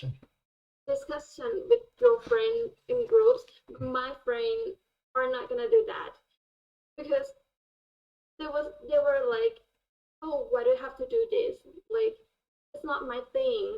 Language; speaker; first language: English; non-native, fluent; Thai